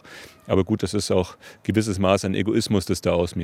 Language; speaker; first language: German; native; German